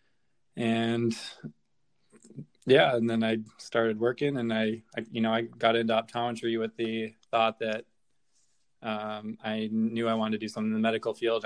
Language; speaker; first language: English; native; English